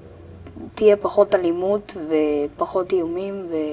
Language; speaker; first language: Hebrew; early bilingual, other home language; Amharic